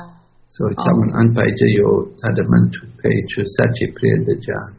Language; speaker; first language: Chinese; non-native, fluent; English